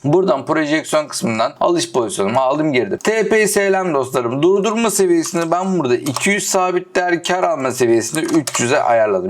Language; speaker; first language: Turkish; native; Turkish